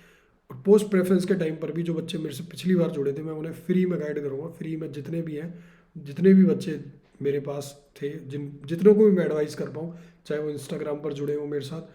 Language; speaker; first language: Hindi; native; Hindi